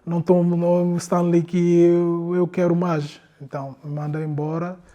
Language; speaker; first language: Portuguese; non-native, learner; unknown